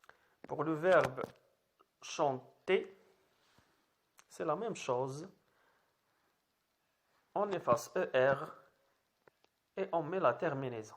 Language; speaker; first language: French; non-native, local second language; Arabic